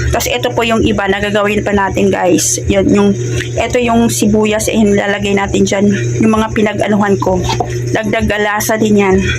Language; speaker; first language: Filipino; non-native, local second language; Cebuano